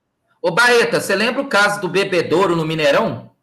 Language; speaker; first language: Portuguese; native; Portuguese